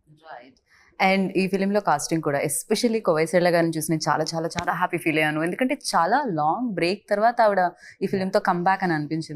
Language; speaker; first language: Telugu; native; Telugu